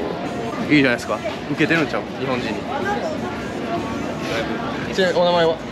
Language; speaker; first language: Japanese; native; Japanese